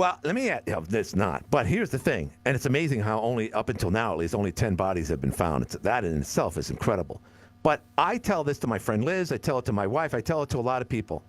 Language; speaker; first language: English; native; English